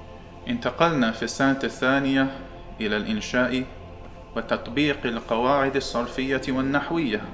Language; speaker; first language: Arabic; non-native, learner; English